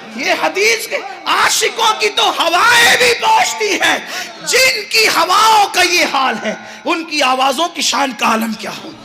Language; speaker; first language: Urdu; native; Urdu